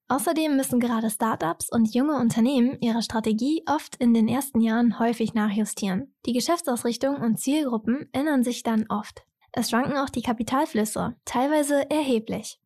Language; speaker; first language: German; native; German